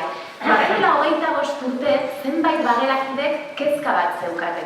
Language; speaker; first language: Basque; native; Basque